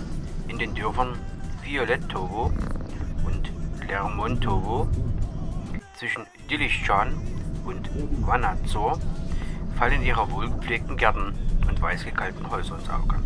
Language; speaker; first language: German; native; German